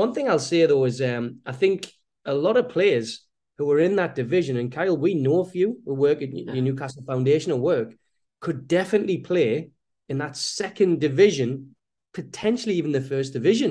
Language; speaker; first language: English; native; English